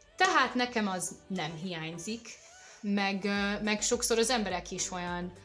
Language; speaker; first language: Hungarian; non-native, fluent; English